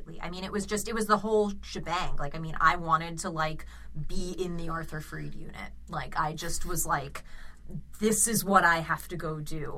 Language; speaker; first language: English; native; English